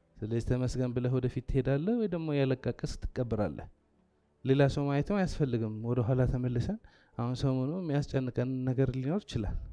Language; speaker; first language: Amharic; non-native, local second language; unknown